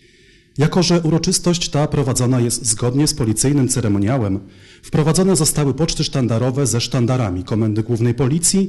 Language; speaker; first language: Polish; native; Polish